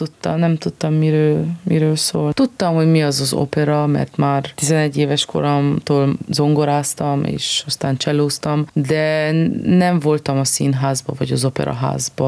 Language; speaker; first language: Hungarian; non-native, fluent; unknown